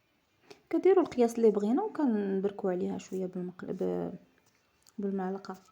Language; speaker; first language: Arabic; native; Arabic